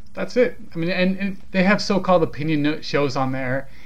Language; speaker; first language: English; native; English